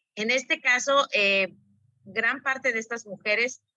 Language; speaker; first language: Spanish; native; Spanish